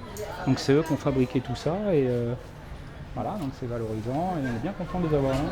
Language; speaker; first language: French; native; French